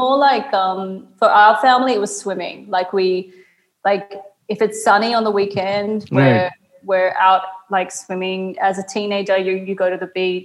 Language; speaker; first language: English; native; English